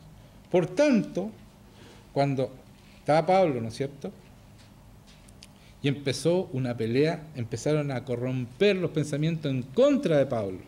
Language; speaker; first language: Spanish; native; Spanish